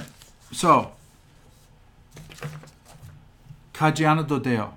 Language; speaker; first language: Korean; non-native, fluent; English